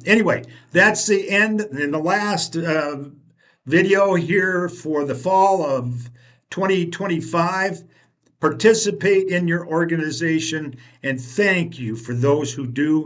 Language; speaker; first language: English; native; English